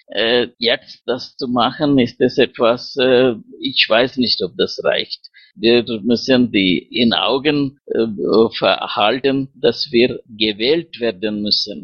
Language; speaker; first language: German; non-native, fluent; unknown